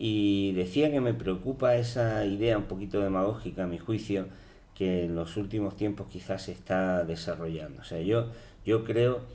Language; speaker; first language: Spanish; native; Spanish